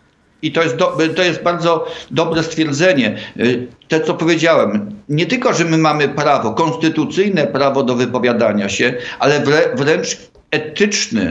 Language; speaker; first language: Polish; native; Polish